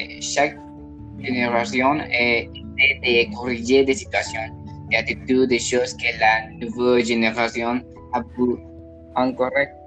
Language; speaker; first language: French; non-native, learner; Spanish